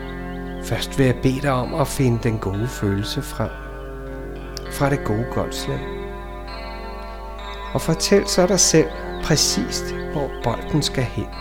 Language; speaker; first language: Danish; native; Danish